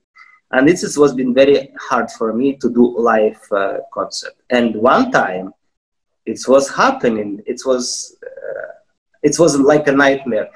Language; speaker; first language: English; non-native, fluent; Russian